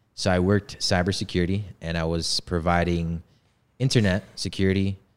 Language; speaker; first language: English; early bilingual, other home language; Polish